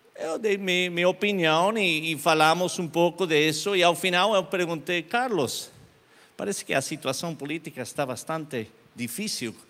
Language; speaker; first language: Portuguese; non-native, learner; Spanish